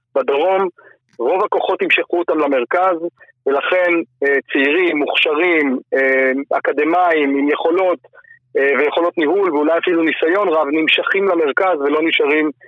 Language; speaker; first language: Hebrew; native; Hebrew